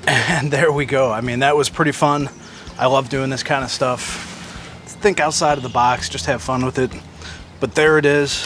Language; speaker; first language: English; native; English